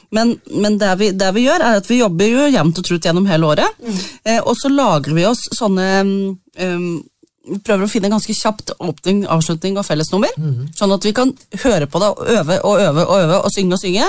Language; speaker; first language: Norwegian; native; Norwegian